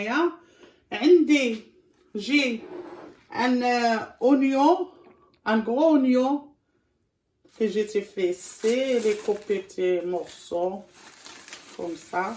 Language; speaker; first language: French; non-native, learner; Arabic